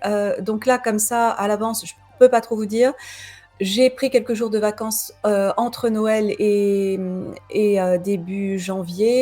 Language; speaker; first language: French; native; French